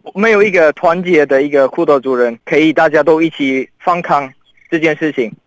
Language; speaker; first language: Chinese; non-native, fluent; Arabic